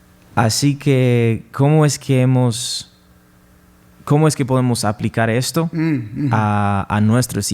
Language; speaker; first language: Spanish; non-native, fluent; English